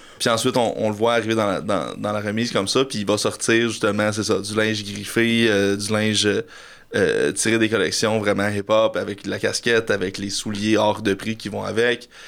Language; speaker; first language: French; native; French